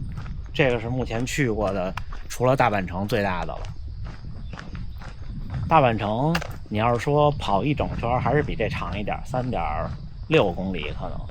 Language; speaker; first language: Chinese; native; Chinese